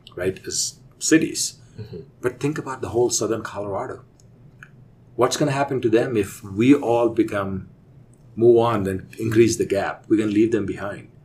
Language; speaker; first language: English; non-native, local second language; Telugu